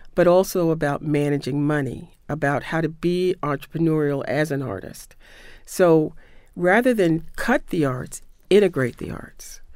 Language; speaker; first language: English; native; English